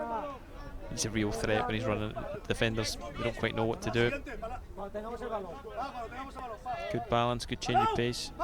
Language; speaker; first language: English; native; English